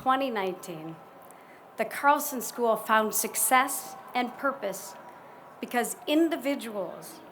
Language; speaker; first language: English; native; English